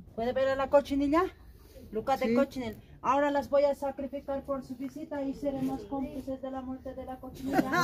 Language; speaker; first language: Spanish; non-native, local second language; Quechua